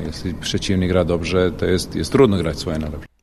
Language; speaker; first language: Polish; non-native, fluent; Serbian